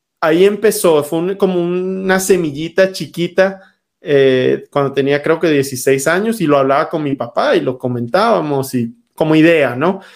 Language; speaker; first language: Spanish; native; Spanish